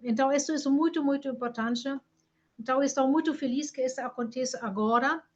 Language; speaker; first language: Portuguese; non-native, fluent; German